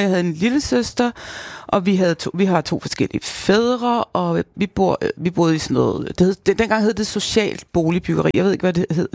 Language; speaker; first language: Danish; native; Danish